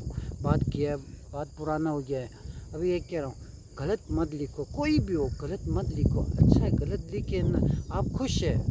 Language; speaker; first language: Hindi; non-native, local second language; Tibetan